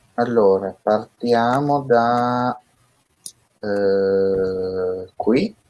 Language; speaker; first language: Italian; native; Italian